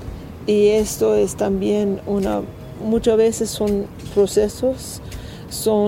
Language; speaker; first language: Spanish; non-native, learner; English